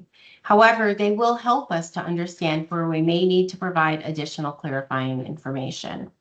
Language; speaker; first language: English; native; English